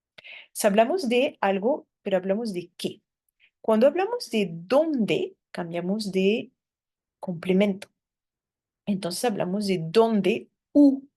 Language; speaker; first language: Spanish; non-native, fluent; French